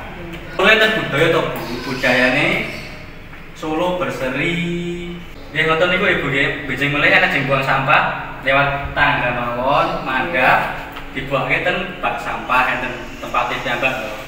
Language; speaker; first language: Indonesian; non-native, local second language; Javanese